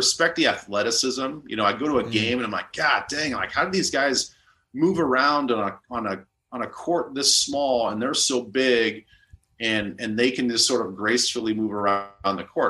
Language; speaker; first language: English; native; English